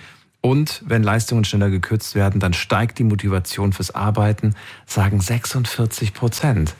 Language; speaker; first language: German; native; German